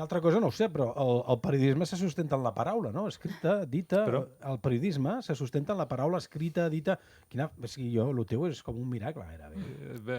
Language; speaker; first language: Catalan; native; Catalan